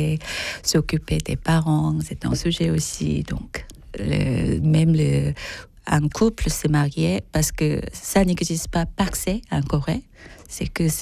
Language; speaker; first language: French; non-native, fluent; Korean